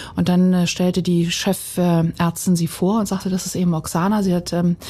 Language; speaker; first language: German; early bilingual, other home language; Bosnian